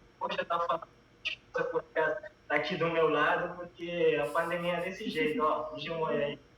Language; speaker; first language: Portuguese; non-native, local second language; Kabuverdianu